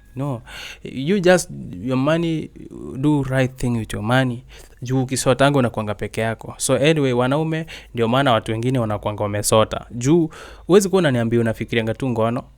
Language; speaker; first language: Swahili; native; Swahili